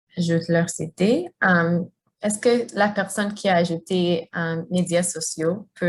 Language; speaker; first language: French; non-native, fluent; English